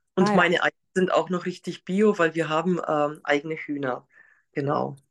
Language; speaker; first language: German; non-native, fluent; Polish